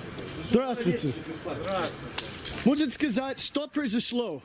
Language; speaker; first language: Russian; non-native, learner; English